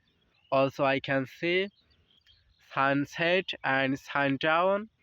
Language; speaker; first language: English; non-native, learner; Bangla